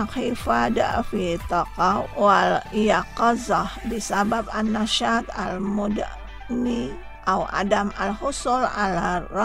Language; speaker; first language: Arabic; non-native, fluent; Indonesian